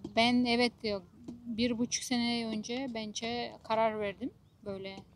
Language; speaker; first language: Turkish; non-native, fluent; Japanese